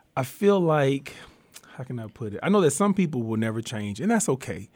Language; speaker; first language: English; native; English